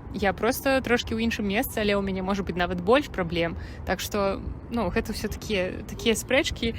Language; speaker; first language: Belarusian; non-native, local second language; Russian